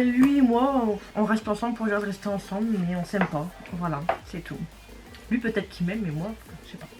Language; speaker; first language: French; native; French